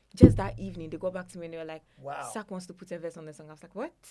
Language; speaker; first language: English; non-native, local second language; Ewe